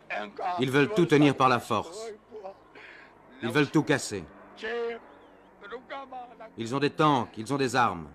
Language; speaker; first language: French; native; French